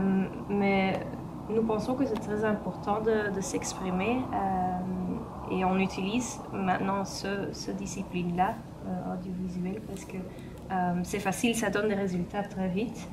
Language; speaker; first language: French; non-native, fluent; Dutch